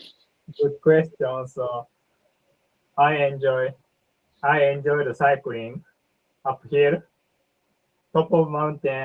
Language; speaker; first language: English; non-native, learner; Japanese